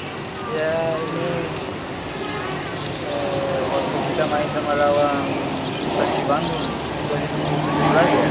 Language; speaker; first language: Indonesian; non-native, fluent; Spanish